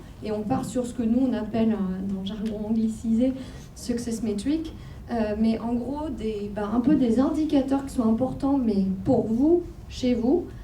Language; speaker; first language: French; native; French